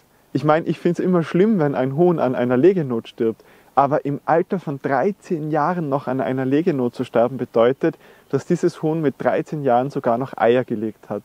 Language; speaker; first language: German; native; German